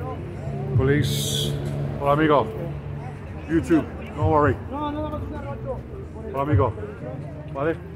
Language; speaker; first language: Spanish; non-native, learner; English